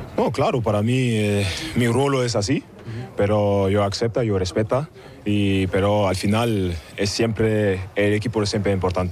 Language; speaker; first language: Spanish; non-native, learner; German